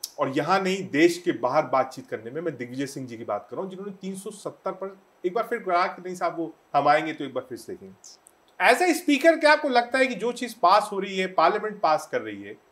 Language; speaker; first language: Hindi; native; Hindi